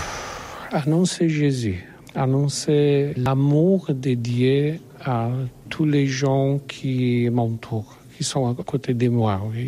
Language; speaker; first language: French; non-native, learner; Polish